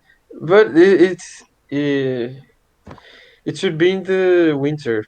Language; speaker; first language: English; non-native, fluent; Portuguese